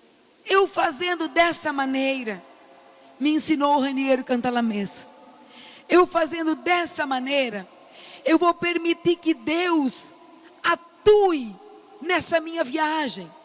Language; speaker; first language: Portuguese; native; Portuguese